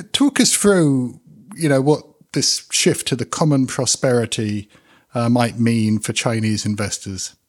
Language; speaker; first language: English; native; English